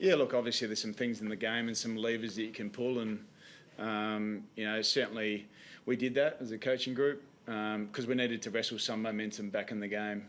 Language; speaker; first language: English; native; English